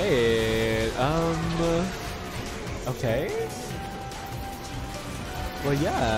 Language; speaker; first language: English; native; English